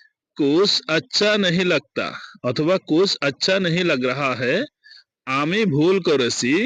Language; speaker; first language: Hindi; non-native, fluent; Bangla